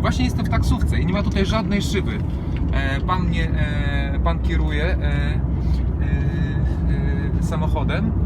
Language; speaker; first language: Polish; non-native, fluent; Russian